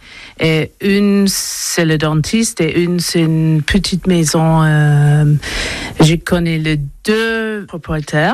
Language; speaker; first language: French; non-native, learner; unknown